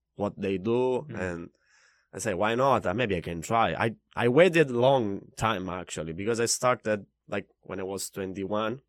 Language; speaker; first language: English; non-native, fluent; Italian